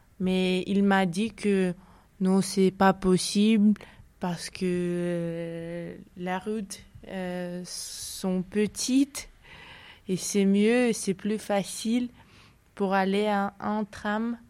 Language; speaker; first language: French; non-native, learner; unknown